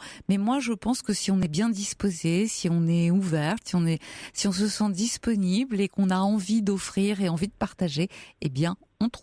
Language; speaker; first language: French; native; French